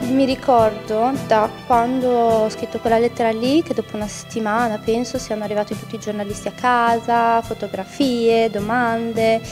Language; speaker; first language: Italian; early bilingual, other home language; Arabic